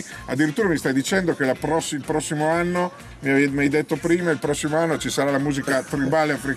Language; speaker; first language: Italian; native; Italian